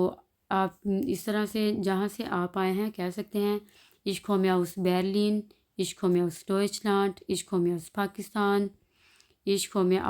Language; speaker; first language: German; non-native, fluent; Urdu